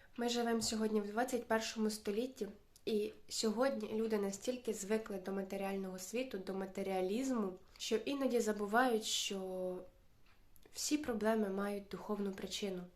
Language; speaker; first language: Ukrainian; native; Ukrainian